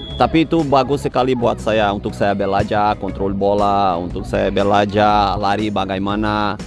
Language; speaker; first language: Indonesian; non-native, fluent; Portuguese